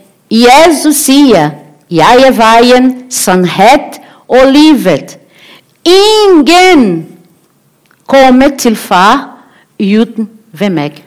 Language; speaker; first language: Norwegian; non-native, learner; Portuguese